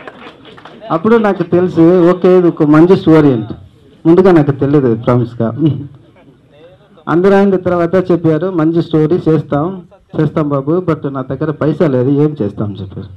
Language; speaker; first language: Telugu; non-native, learner; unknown